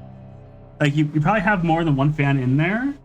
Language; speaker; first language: English; native; English